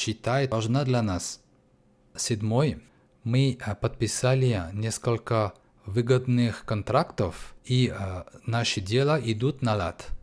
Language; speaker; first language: Russian; non-native, fluent; French